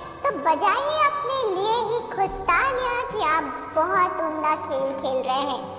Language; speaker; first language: Hindi; native; Hindi